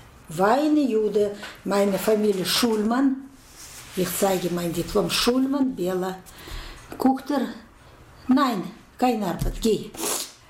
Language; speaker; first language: German; non-native, learner; Russian